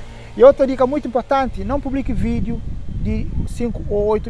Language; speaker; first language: Portuguese; non-native, local second language; Kabuverdianu